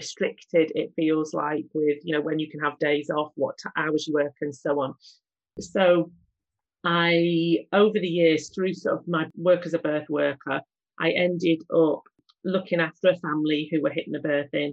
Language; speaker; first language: English; native; English